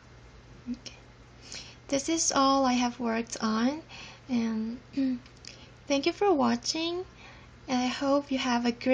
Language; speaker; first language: English; non-native, fluent; Korean